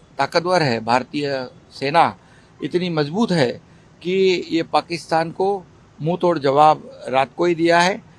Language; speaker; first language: Hindi; non-native, local second language; Marathi